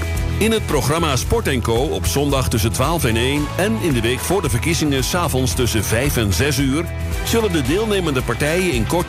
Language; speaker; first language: Dutch; native; Dutch